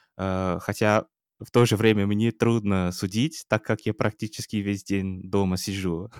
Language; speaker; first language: Russian; non-native, fluent; English